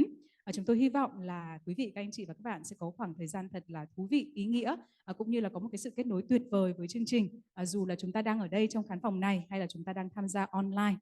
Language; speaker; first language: Vietnamese; native; Vietnamese